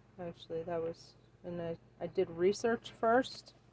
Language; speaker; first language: English; native; English